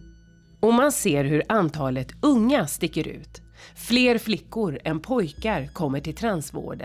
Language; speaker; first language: Swedish; native; Swedish